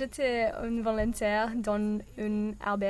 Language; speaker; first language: French; non-native, learner; English